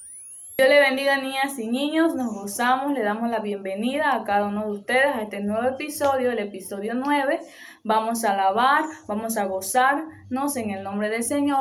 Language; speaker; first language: Spanish; native; Spanish